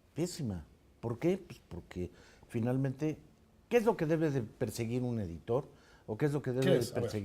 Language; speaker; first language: Spanish; native; Spanish